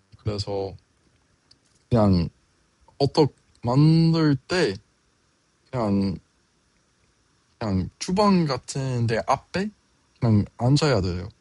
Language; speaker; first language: Korean; non-native, learner; English